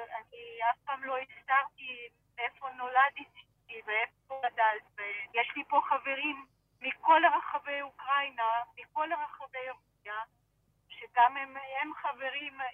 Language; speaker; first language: Hebrew; non-native, fluent; Russian